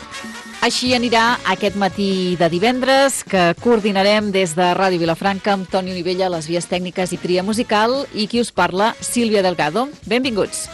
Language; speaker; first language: Catalan; native; Catalan